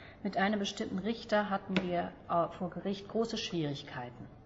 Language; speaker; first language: German; native; German